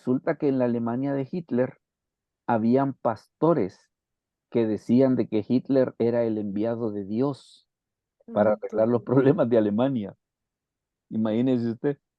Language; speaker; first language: Spanish; native; Spanish